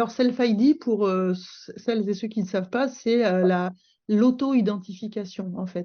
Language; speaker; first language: French; native; French